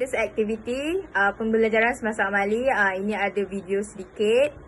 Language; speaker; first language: Malay; native; Malay